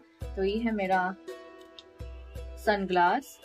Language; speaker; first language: Hindi; non-native, local second language; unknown